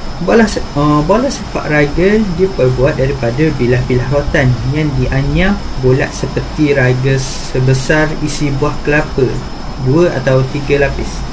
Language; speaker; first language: Malay; native; Malay